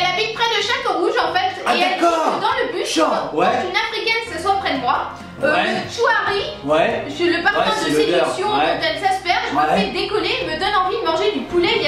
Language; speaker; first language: French; native; French